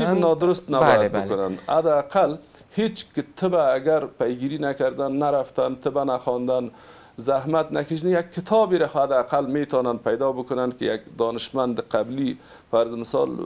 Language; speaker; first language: Persian; native; Persian